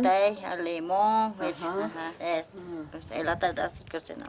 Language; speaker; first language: Spanish; non-native, local second language; Quechua